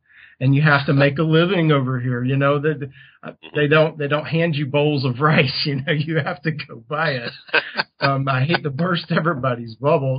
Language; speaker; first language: English; native; English